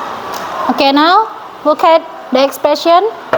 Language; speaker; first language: English; non-native, learner; Indonesian